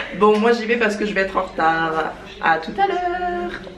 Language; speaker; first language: French; native; French